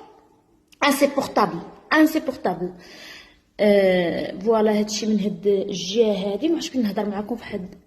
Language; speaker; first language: Arabic; native; Arabic